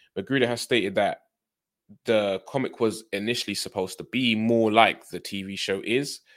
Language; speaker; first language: English; native; English